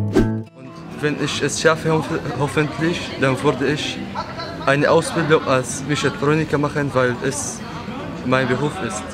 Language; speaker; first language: German; non-native, fluent; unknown